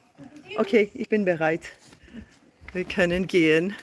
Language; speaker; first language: German; non-native, learner; English